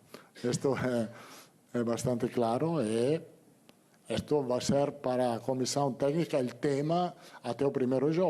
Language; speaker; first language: Portuguese; non-native, learner; Italian